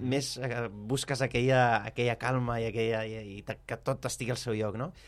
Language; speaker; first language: Catalan; early bilingual, other home language; Arabic